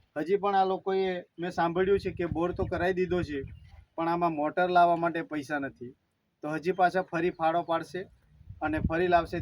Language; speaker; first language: Gujarati; non-native, local second language; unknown